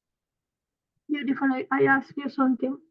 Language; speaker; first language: English; non-native, fluent; Spanish